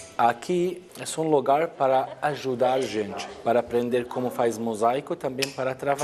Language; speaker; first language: Portuguese; non-native, learner; Arabic